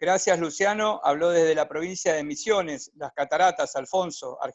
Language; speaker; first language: Spanish; native; Spanish